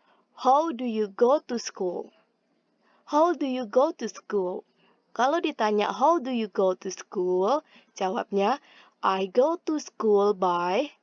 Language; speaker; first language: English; non-native, fluent; Indonesian